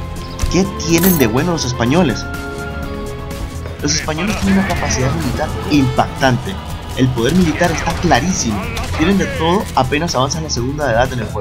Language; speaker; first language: Spanish; native; Spanish